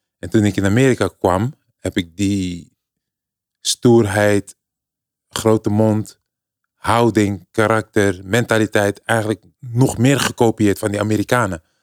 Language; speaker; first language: Dutch; native; Dutch